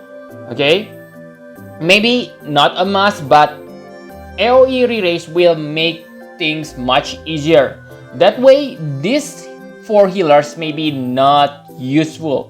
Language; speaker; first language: English; non-native, fluent; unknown